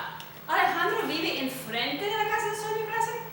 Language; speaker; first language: Spanish; non-native, fluent; English